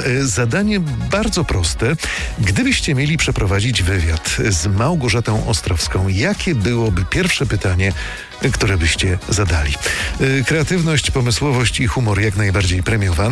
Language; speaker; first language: Polish; native; Polish